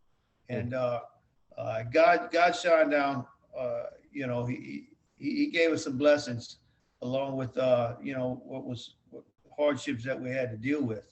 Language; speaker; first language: English; native; English